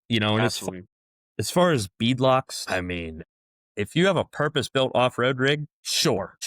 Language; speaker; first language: English; native; English